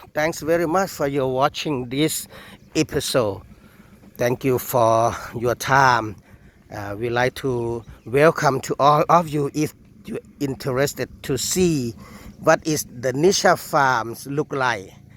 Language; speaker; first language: English; non-native, learner; Thai